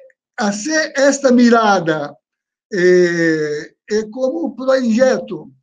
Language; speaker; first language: Spanish; non-native, learner; Portuguese